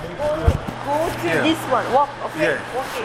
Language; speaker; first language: English; non-native, learner; Korean